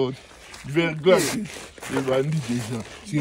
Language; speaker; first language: French; non-native, local second language; Lingala